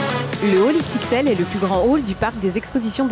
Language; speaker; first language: French; native; French